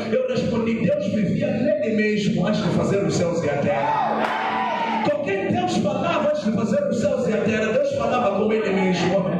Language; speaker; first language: Portuguese; non-native, local second language; Tsonga